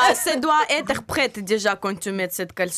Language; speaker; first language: French; non-native, learner; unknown